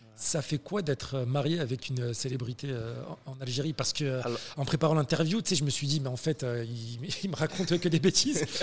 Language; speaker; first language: French; native; French